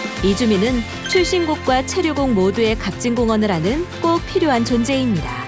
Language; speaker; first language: Korean; native; Korean